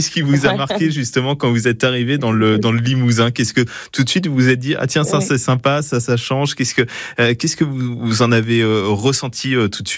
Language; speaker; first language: French; native; French